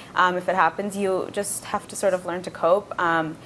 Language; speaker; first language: English; non-native, local second language; Bangla